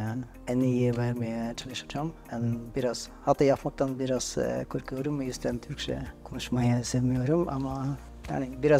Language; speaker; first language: Turkish; non-native, learner; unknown